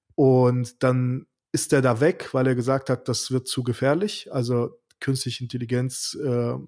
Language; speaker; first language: German; early bilingual, other home language; Azerbaijani